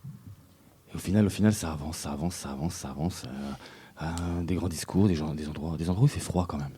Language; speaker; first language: French; native; French